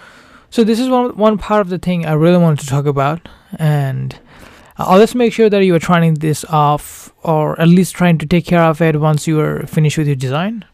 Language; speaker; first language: English; non-native, fluent; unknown